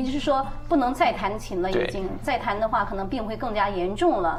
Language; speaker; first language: Chinese; native; Chinese